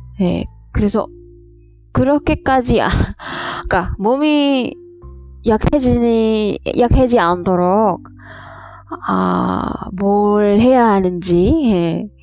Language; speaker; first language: Korean; non-native, learner; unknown